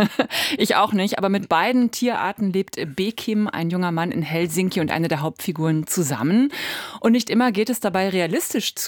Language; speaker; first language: German; native; German